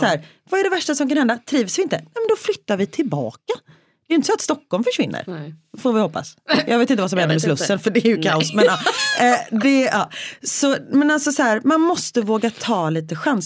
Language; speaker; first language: Swedish; native; Swedish